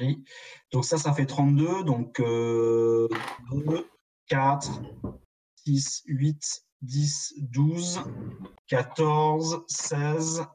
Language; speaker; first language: French; native; French